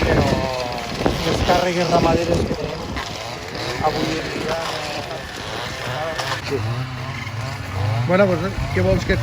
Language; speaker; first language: Catalan; native; Catalan